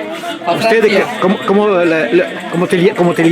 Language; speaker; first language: Spanish; non-native, learner; French